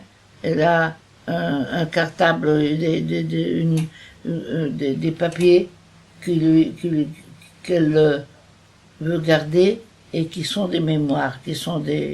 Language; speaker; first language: French; non-native, fluent; Italian